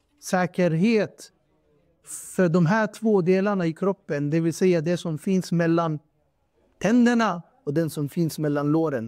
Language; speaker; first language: Swedish; non-native, fluent; Urdu